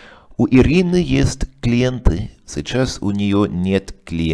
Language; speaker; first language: Russian; non-native, learner; English